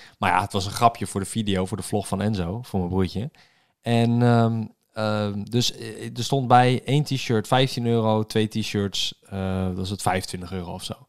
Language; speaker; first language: Dutch; native; Dutch